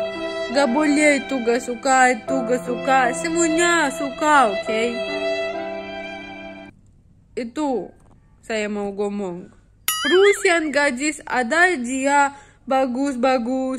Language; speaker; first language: Indonesian; non-native, learner; Russian